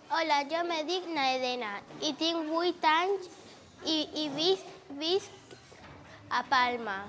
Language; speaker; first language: Catalan; non-native, local second language; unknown